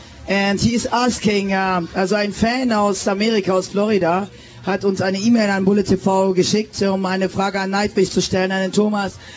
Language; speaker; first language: German; native; German